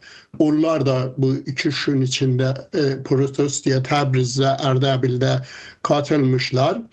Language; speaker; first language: Turkish; non-native, fluent; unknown